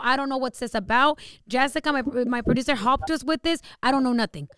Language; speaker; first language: English; early bilingual, other home language; Spanish